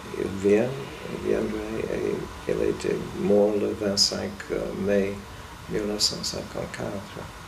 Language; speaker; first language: French; non-native, fluent; English